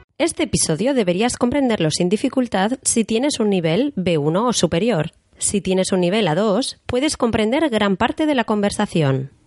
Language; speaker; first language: Spanish; native; Spanish